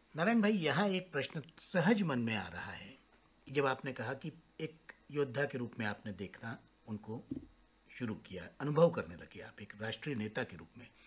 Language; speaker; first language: Hindi; non-native, local second language; Marathi